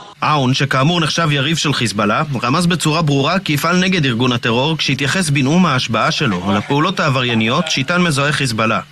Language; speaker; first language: Hebrew; native; Hebrew